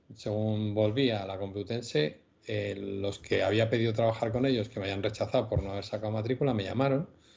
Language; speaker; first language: Spanish; native; Spanish